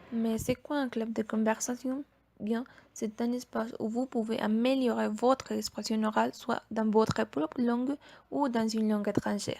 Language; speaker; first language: French; non-native, learner; Spanish